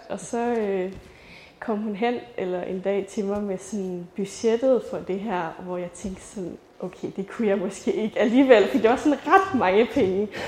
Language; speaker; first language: Danish; native; Danish